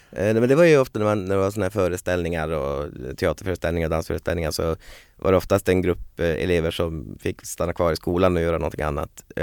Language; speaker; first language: Swedish; native; Swedish